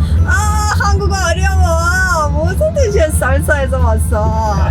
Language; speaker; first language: Korean; non-native, learner; Persian